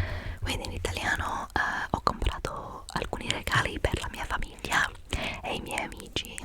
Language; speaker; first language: Italian; non-native, fluent; English